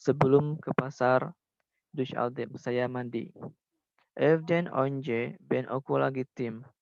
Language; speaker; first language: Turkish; non-native, learner; Indonesian